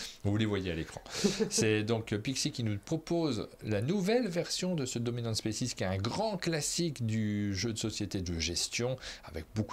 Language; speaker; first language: French; native; French